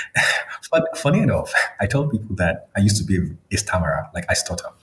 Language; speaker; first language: English; non-native, local second language; Yoruba